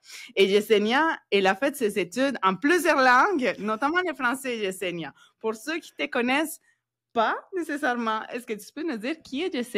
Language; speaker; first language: French; non-native, fluent; Spanish